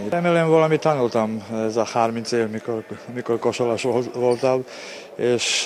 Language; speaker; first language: Hungarian; non-native, learner; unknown